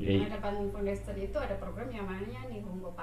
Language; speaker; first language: Indonesian; native; Indonesian